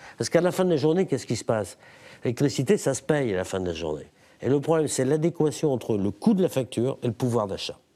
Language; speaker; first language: French; native; French